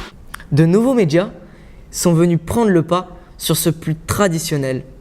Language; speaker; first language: French; native; French